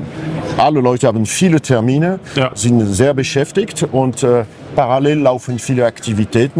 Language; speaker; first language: German; non-native, fluent; French